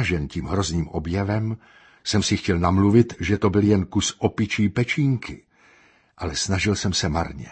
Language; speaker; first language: Czech; native; Czech